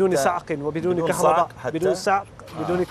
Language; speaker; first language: Arabic; non-native, learner; Urdu